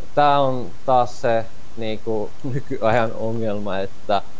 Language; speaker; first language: Finnish; non-native, fluent; Czech